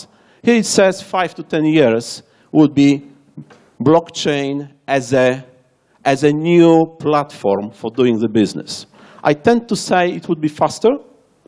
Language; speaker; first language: English; non-native, fluent; Polish